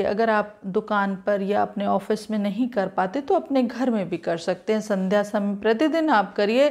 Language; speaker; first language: Hindi; native; Hindi